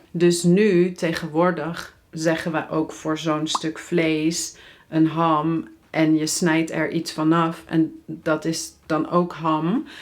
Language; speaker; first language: Dutch; native; Dutch